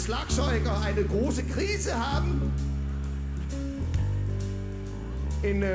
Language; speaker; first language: German; non-native, learner; Danish